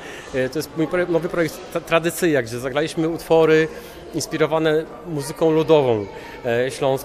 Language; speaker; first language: Polish; native; Polish